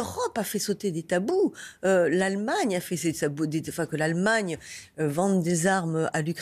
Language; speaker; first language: French; native; French